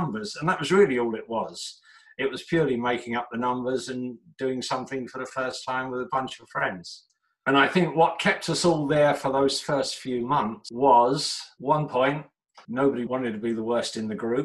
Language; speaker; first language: English; native; English